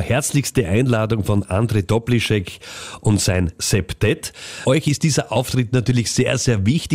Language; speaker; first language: German; native; German